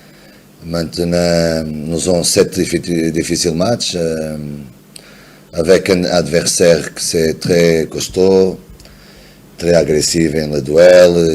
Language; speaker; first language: French; non-native, learner; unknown